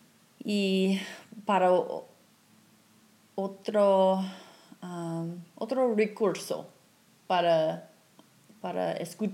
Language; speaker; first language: Spanish; non-native, fluent; English